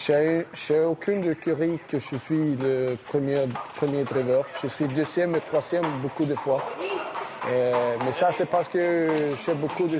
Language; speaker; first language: French; non-native, learner; Swedish